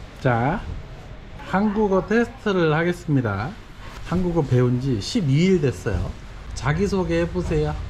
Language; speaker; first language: Korean; native; Korean